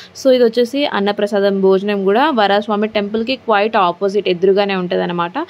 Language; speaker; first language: Telugu; non-native, local second language; Lambadi